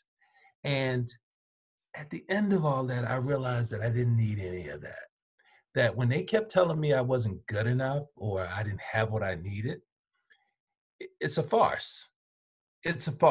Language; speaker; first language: English; native; English